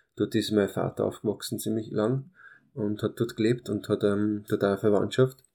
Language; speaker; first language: German; early bilingual, other home language; Hungarian